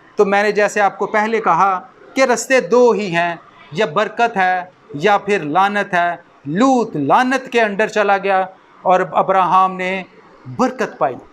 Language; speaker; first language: Urdu; non-native, local second language; Punjabi